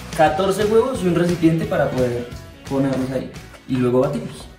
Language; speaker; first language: Spanish; native; Spanish